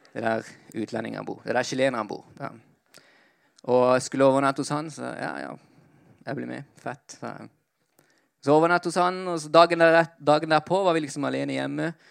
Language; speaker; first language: Norwegian; early bilingual, other home language; Spanish